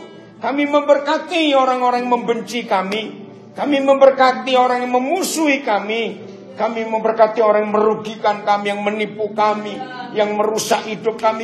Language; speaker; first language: Indonesian; native; Indonesian